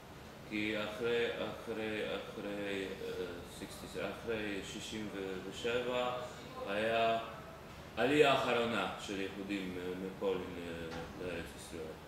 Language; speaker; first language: Hebrew; non-native, learner; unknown